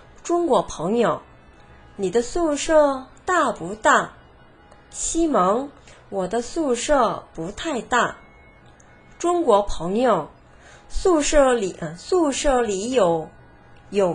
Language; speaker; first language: Chinese; non-native, fluent; Korean